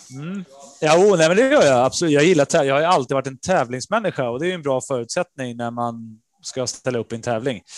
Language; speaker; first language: Swedish; early bilingual, other home language; Spanish